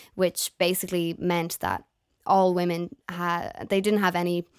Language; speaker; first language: English; native; English